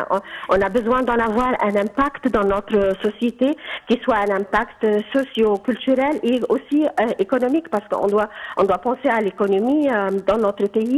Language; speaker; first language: French; non-native, fluent; Arabic